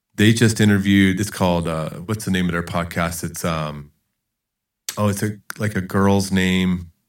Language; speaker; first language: English; native; English